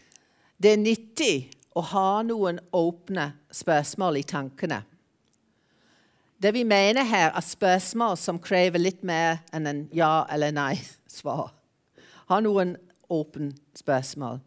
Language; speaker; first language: Norwegian; non-native, fluent; English